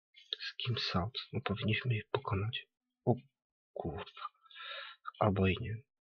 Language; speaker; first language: Polish; native; Polish